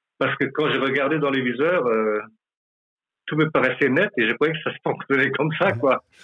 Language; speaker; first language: French; non-native, local second language; Malagasy